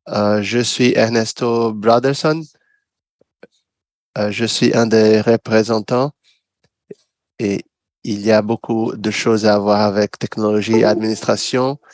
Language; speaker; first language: French; non-native, fluent; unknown